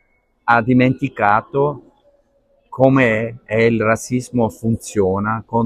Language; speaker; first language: Italian; non-native, learner; Arabic